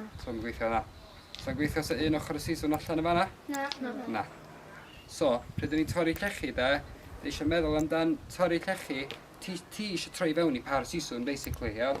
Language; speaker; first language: Welsh; native; Welsh